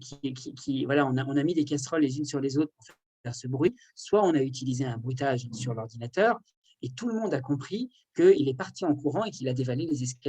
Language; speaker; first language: French; native; French